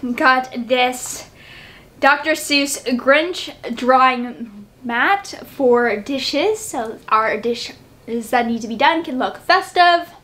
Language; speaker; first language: English; native; English